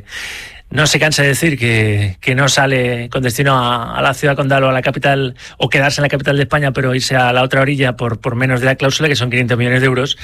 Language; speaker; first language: Spanish; native; Spanish